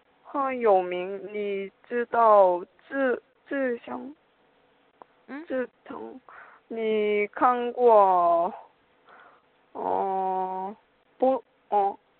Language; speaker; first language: Chinese; non-native, learner; Korean